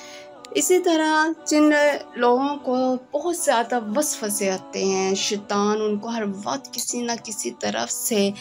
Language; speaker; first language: Urdu; native; Urdu